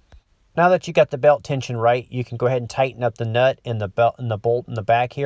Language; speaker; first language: English; native; English